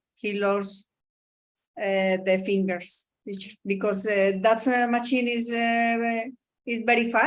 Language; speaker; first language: English; non-native, learner; Spanish